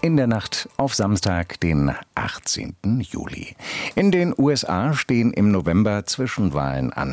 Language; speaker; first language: German; native; German